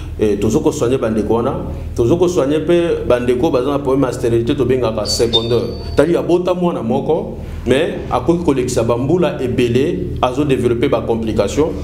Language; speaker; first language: Lingala; non-native, local second language; Kituba (Democratic Republic of Congo)